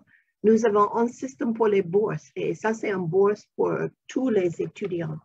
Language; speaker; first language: French; non-native, fluent; English